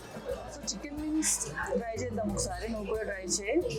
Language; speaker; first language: Telugu; native; Telugu